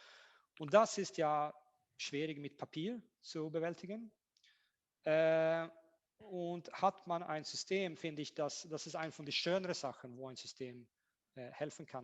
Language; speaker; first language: German; non-native, fluent; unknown